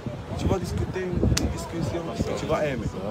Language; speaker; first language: French; non-native, learner; Arabic